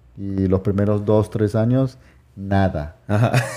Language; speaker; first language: Spanish; native; Spanish